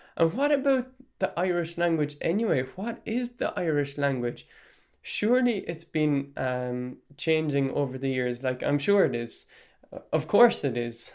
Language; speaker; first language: English; non-native, local second language; Irish